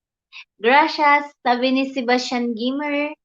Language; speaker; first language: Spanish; non-native, learner; Filipino